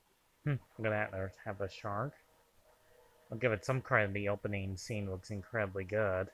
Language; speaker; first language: English; native; English